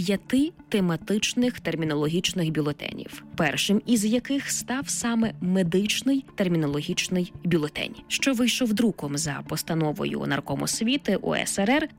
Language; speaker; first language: Ukrainian; native; Ukrainian